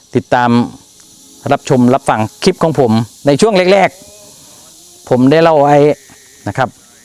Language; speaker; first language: Thai; native; Thai